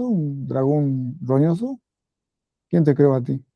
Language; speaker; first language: Spanish; native; Spanish